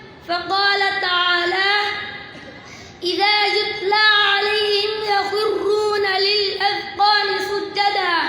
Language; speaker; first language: Arabic; non-native, learner; Urdu